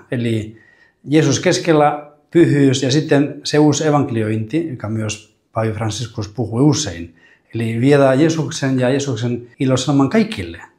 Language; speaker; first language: Finnish; non-native, fluent; Spanish